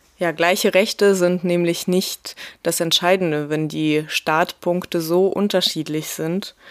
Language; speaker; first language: German; early bilingual, other home language; Russian